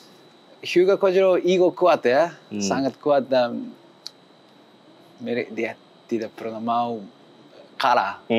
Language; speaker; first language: Indonesian; non-native, learner; Japanese